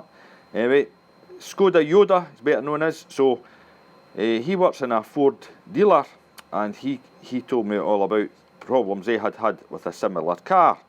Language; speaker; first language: English; native; English